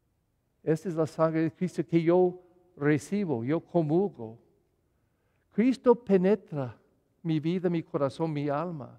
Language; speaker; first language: Spanish; non-native, learner; English